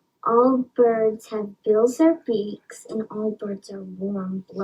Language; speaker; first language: English; native; English